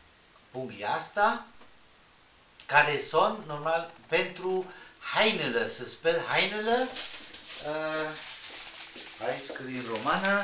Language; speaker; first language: Romanian; non-native, learner; Spanish